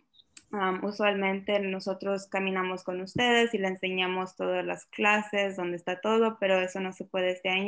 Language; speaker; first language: Spanish; early bilingual, other home language; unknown